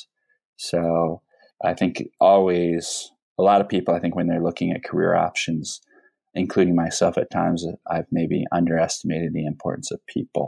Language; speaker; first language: English; native; English